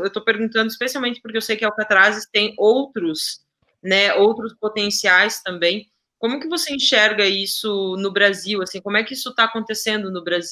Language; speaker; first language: Portuguese; native; Portuguese